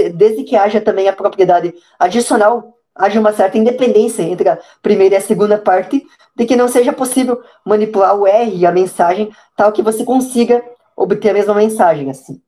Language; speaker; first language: Portuguese; native; Portuguese